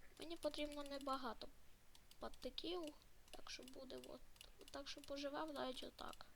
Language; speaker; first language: Ukrainian; native; Ukrainian